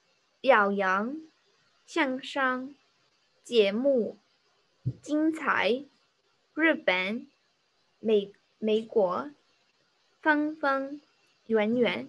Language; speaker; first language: Chinese; non-native, learner; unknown